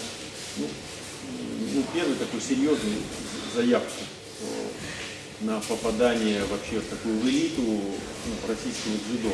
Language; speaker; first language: Russian; native; Russian